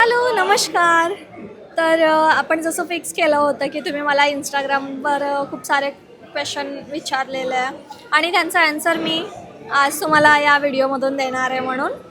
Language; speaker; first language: Marathi; non-native, local second language; Lambadi